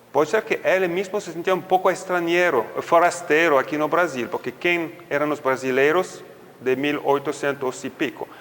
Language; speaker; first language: Portuguese; non-native, fluent; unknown